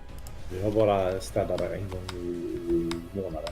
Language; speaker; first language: Swedish; native; Swedish